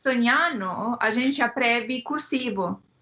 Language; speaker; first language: Portuguese; non-native, fluent; Estonian